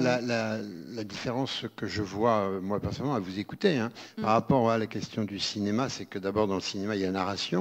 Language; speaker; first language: French; native; French